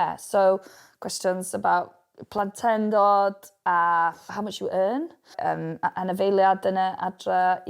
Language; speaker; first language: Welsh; non-native, local second language; English